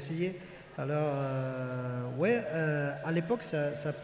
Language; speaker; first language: French; non-native, fluent; Spanish